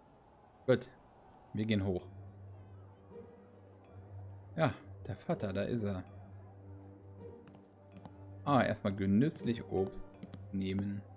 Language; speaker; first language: German; native; German